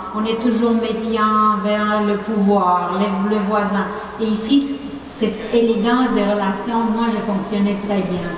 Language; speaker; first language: French; non-native, fluent; Romanian